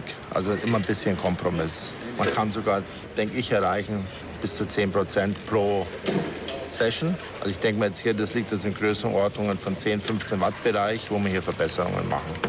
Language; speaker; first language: German; native; German